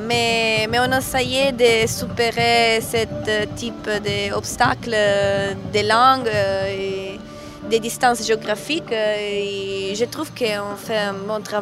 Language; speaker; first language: French; non-native, learner; Italian